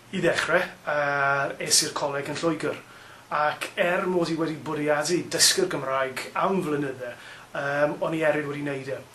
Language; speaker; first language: Welsh; non-native, local second language; English